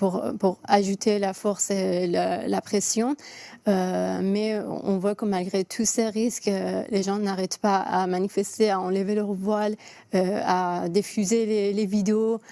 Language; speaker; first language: French; non-native, fluent; Persian